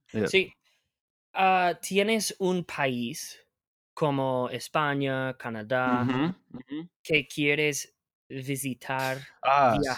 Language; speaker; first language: Spanish; non-native, fluent; English